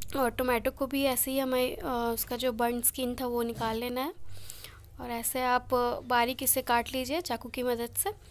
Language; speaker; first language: Hindi; non-native, local second language; Bangla